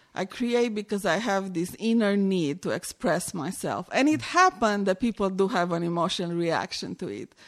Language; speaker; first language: English; non-native, fluent; Romanian